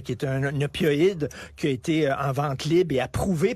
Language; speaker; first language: French; native; French